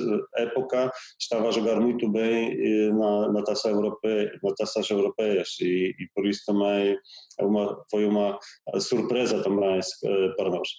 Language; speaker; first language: Portuguese; non-native, fluent; Polish